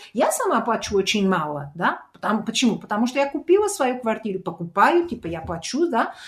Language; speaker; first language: Russian; non-native, fluent; Portuguese